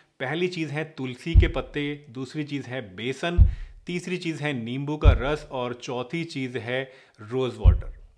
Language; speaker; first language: Hindi; native; Hindi